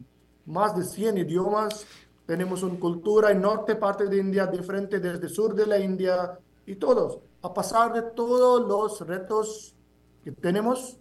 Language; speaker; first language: Spanish; non-native, fluent; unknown